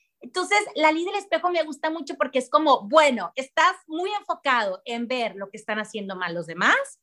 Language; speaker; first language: Spanish; native; Spanish